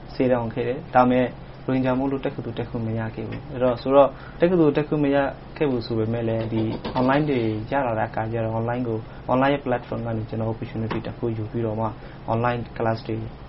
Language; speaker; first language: Burmese; non-native, local second language; Rohingya